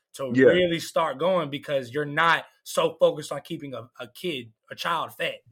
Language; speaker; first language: English; native; English